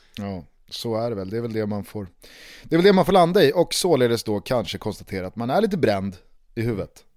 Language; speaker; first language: Swedish; native; Swedish